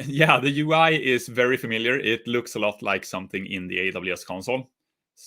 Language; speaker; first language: English; non-native, fluent; Swedish